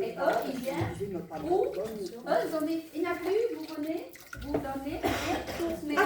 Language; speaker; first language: French; non-native, learner; Vietnamese